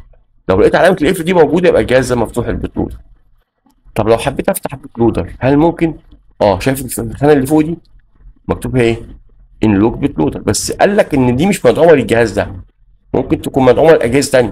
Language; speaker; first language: Arabic; native; Arabic